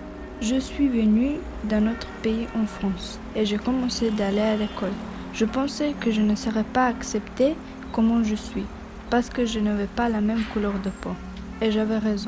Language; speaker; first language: French; non-native, learner; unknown